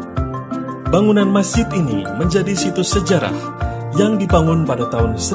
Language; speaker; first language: Indonesian; native; Indonesian